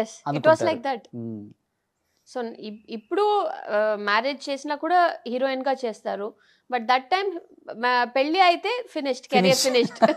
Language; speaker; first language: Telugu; non-native, fluent; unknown